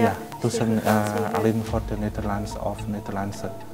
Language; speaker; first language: Dutch; non-native, learner; Indonesian